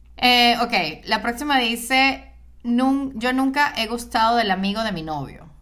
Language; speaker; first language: Spanish; native; Spanish